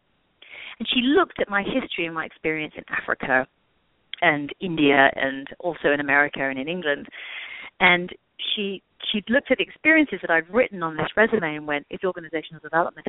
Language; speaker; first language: English; native; English